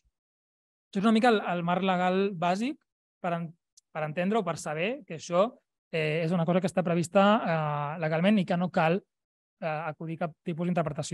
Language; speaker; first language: Catalan; native; Catalan